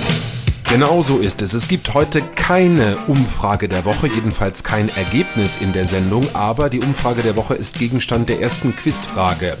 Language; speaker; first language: German; native; German